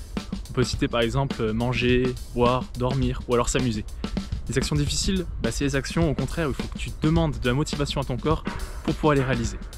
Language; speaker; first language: French; native; French